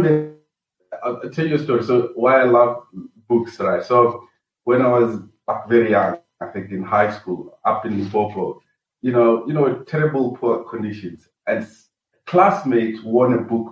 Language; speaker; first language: English; non-native, local second language; Venda